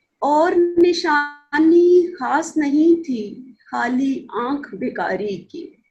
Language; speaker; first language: Urdu; non-native, local second language; Punjabi